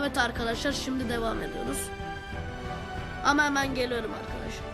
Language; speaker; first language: Turkish; native; Turkish